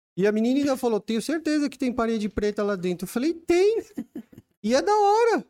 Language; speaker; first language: Portuguese; native; Portuguese